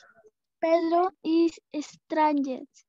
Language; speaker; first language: English; non-native, learner; Spanish